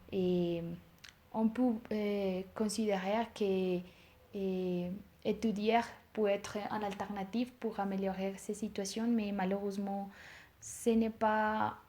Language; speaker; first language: French; non-native, learner; Spanish